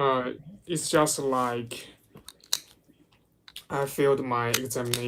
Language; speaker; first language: English; non-native, learner; Chinese